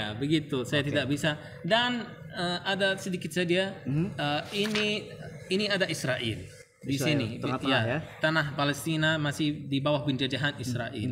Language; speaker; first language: Indonesian; non-native, learner; Arabic